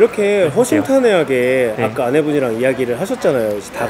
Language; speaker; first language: Korean; native; Korean